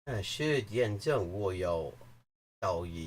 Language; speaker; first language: Chinese; non-native, learner; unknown